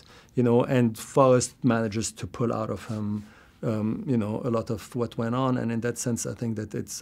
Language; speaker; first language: English; non-native, fluent; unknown